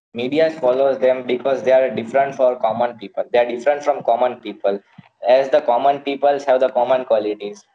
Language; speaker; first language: English; non-native, local second language; Gujarati